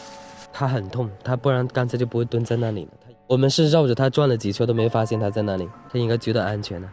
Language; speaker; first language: Chinese; native; Chinese